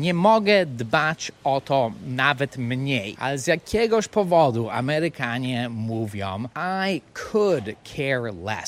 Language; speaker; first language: Polish; non-native, fluent; English